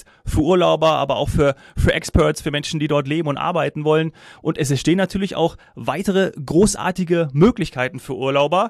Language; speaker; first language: German; native; German